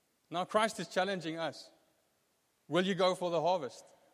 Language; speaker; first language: English; non-native, local second language; Afrikaans